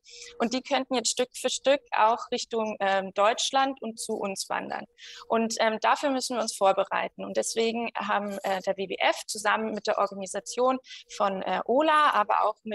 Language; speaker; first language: German; native; German